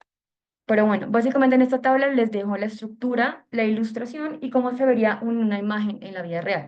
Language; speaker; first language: Spanish; native; Spanish